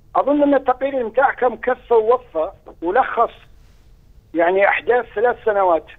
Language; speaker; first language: Arabic; native; Arabic